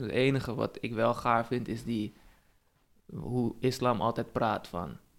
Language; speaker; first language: Dutch; native; Dutch